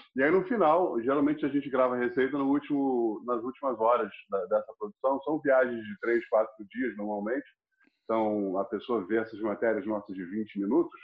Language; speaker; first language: Portuguese; non-native, fluent; English